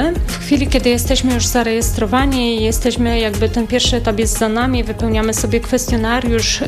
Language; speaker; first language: Polish; native; Polish